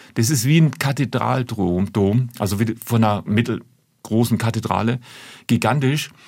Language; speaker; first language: German; native; German